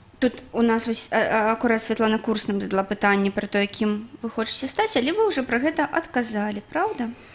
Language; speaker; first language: Belarusian; non-native, local second language; Russian